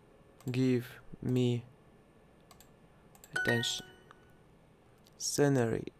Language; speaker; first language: English; non-native, learner; Russian